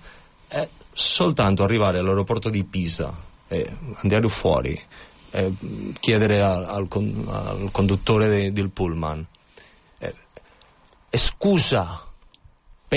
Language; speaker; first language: Italian; non-native, fluent; Catalan